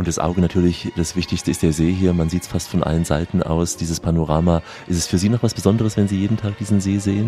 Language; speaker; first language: German; native; German